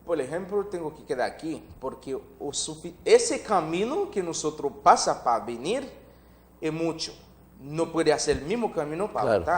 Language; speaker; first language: Spanish; non-native, learner; Haitian Creole